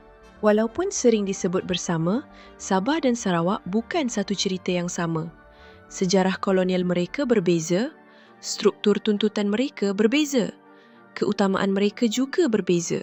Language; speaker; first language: Malay; native; Malay